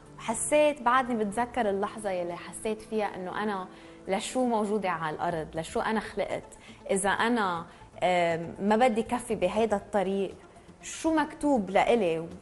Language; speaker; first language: Arabic; early bilingual, heritage; Arabic